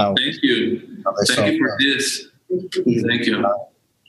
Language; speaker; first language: English; non-native, learner; Spanish